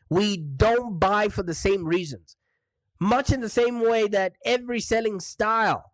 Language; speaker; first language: English; non-native, local second language; Shona